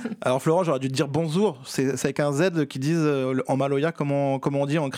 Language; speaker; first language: French; native; French